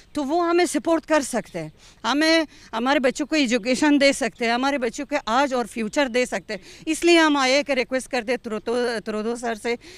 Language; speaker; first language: Hindi; non-native, fluent; Persian